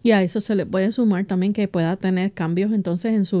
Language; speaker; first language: Spanish; native; Spanish